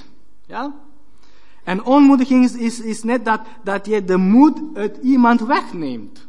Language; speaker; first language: Dutch; non-native, fluent; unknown